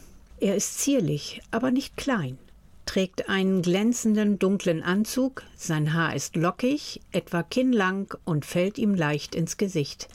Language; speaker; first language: German; native; German